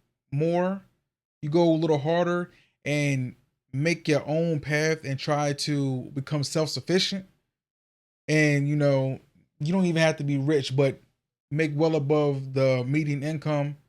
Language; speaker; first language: English; native; English